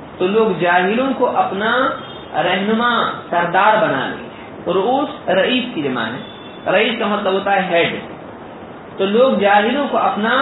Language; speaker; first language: Urdu; native; Urdu